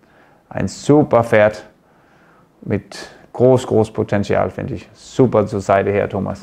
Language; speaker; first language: German; non-native, fluent; Danish